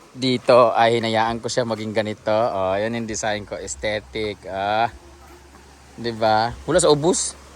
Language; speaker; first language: Filipino; non-native, local second language; Cebuano